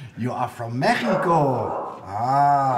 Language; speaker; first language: English; non-native, fluent; Dutch